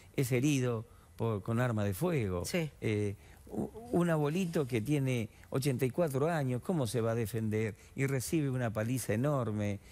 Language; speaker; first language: Spanish; native; Spanish